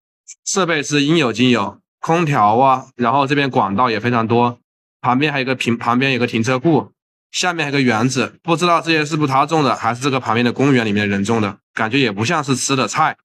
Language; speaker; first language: Chinese; native; Chinese